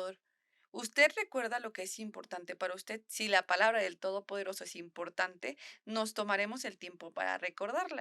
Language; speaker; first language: Spanish; native; Spanish